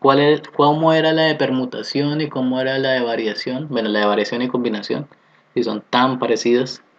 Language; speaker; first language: Spanish; native; Spanish